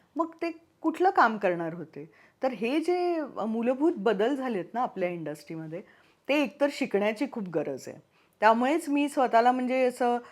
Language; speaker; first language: Marathi; native; Marathi